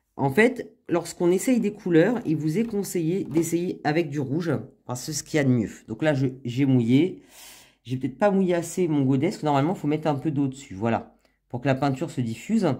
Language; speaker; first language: French; native; French